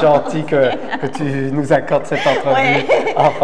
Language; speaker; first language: French; native; French